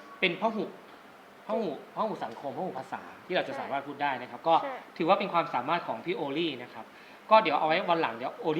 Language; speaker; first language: Thai; native; Thai